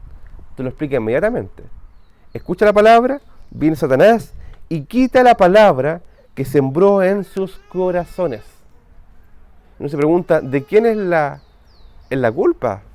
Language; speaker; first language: Spanish; native; Spanish